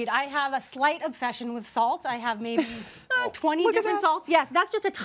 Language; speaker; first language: English; native; English